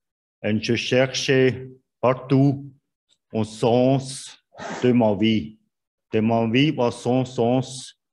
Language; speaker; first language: French; non-native, learner; Swiss German